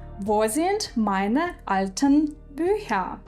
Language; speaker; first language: German; non-native, fluent; Ukrainian